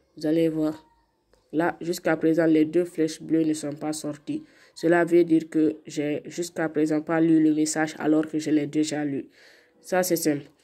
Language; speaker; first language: French; non-native, local second language; Fula